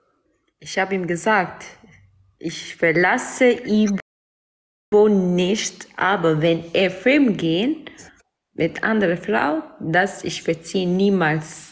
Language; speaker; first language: German; non-native, learner; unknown